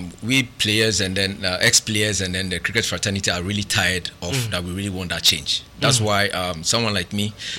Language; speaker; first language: English; non-native, local second language; Akan